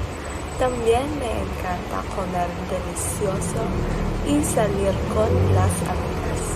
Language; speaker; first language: Spanish; non-native, learner; Filipino